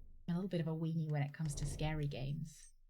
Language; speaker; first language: English; native; English